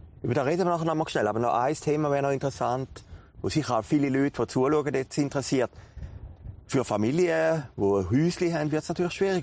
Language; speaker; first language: German; native; German